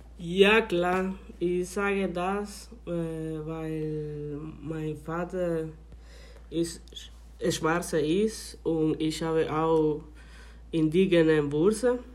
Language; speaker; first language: German; non-native, learner; Spanish